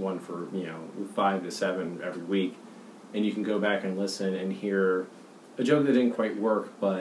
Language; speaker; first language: English; native; English